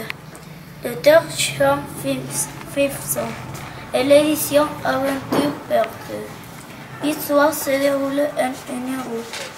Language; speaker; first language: French; non-native, learner; Catalan